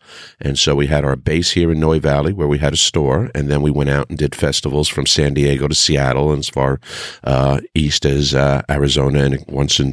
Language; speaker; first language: English; native; English